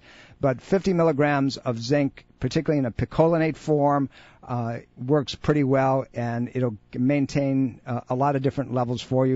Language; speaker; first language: English; native; English